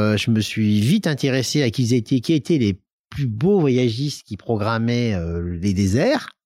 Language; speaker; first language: French; native; French